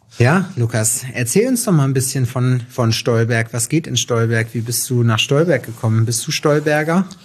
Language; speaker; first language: German; native; German